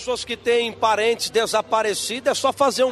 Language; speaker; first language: Portuguese; native; Portuguese